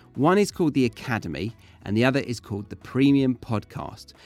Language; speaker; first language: English; native; English